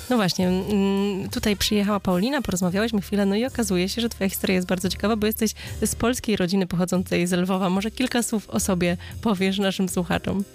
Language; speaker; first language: Polish; native; Polish